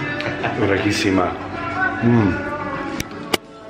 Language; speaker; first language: Spanish; non-native, learner; English